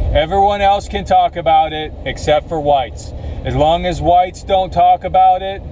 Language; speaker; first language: English; native; English